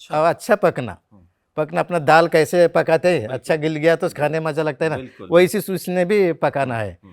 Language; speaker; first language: Hindi; non-native, local second language; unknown